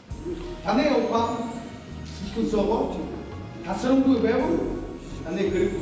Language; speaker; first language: Mongolian; non-native, learner; Buriat